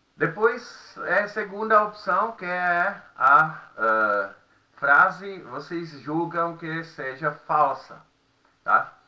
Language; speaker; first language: Portuguese; non-native, fluent; Czech